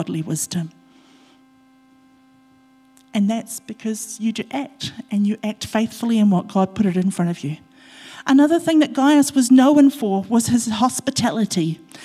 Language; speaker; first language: English; native; English